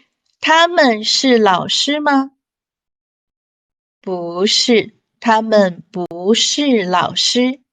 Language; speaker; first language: Chinese; non-native, fluent; English